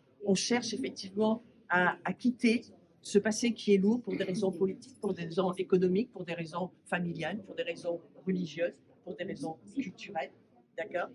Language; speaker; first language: French; native; French